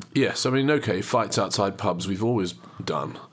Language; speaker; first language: English; native; English